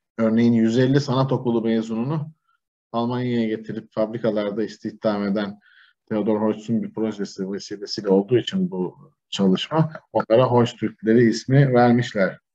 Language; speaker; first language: Turkish; native; Turkish